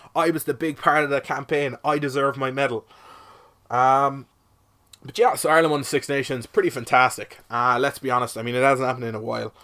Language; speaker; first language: English; native; English